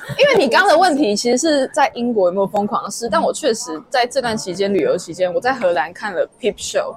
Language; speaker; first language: Chinese; native; Chinese